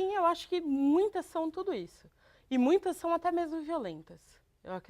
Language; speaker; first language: Portuguese; native; Portuguese